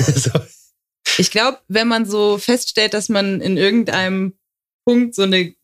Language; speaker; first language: German; native; German